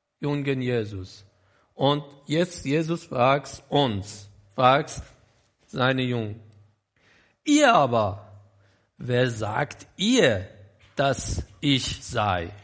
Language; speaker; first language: German; non-native, learner; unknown